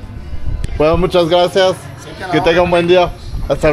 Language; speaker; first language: Spanish; non-native, fluent; French